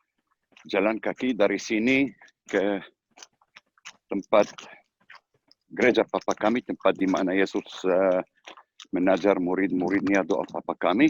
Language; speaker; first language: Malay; non-native, learner; Hebrew